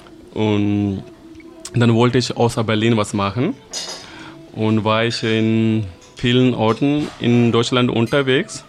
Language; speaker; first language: German; non-native, fluent; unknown